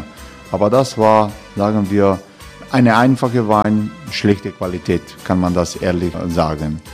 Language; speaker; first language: German; non-native, learner; Croatian